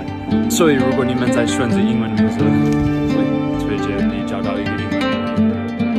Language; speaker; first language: Chinese; non-native, fluent; English